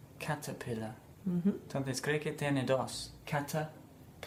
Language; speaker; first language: Spanish; non-native, fluent; English